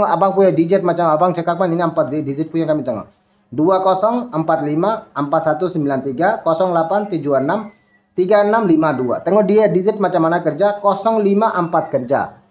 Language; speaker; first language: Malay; non-native, learner; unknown